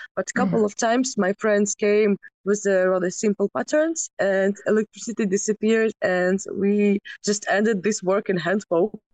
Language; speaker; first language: English; non-native, fluent; Ukrainian